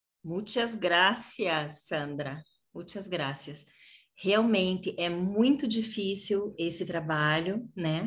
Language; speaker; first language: Spanish; non-native, learner; Portuguese